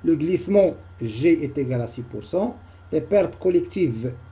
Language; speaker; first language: French; non-native, local second language; Arabic